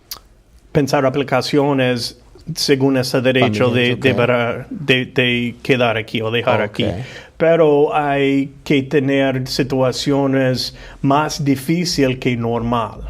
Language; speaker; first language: Spanish; non-native, fluent; English